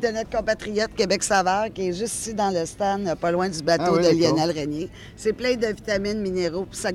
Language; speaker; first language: French; native; French